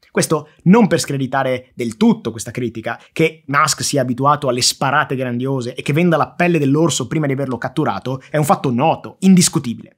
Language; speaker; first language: Italian; native; Italian